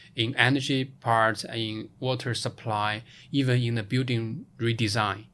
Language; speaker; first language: English; non-native, fluent; Chinese